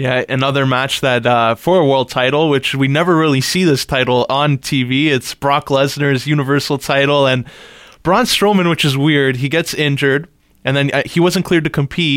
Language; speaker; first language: English; native; English